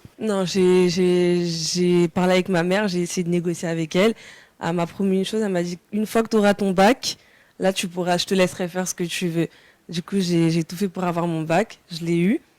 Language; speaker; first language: French; early bilingual, other home language; Wolof